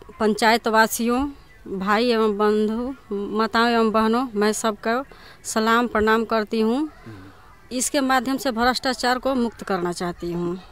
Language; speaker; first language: Hindi; non-native, local second language; Bhojpuri